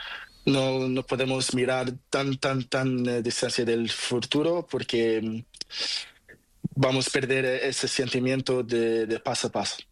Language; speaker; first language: Spanish; non-native, learner; Portuguese